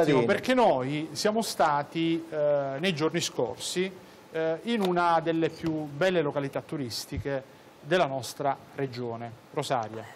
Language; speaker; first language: Italian; native; Italian